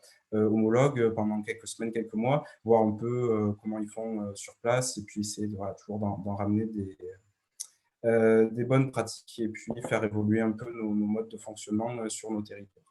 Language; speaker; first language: French; native; French